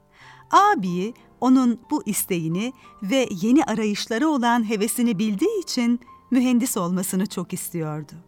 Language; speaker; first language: Turkish; native; Turkish